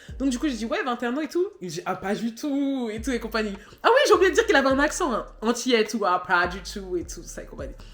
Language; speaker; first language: French; native; French